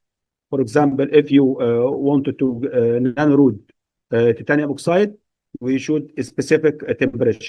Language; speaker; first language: English; non-native, fluent; Arabic